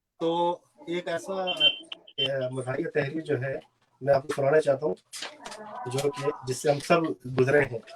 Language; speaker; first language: Urdu; native; Urdu